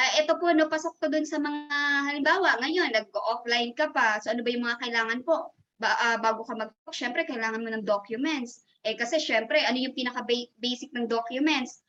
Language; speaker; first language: Filipino; non-native, local second language; Masbatenyo